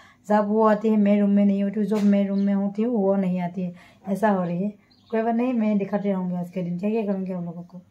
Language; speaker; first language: Hindi; non-native, local second language; Assamese